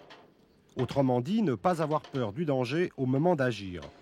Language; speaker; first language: French; native; French